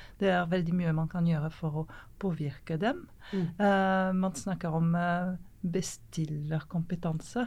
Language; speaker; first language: Norwegian; non-native, fluent; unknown